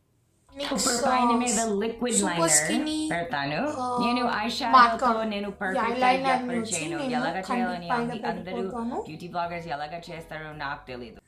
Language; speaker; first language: Telugu; early bilingual, heritage; Telugu